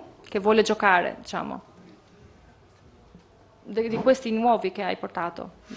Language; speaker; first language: Italian; non-native, fluent; Albanian